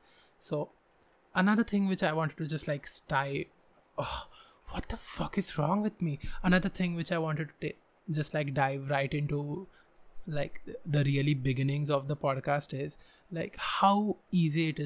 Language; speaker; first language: English; non-native, local second language; Marathi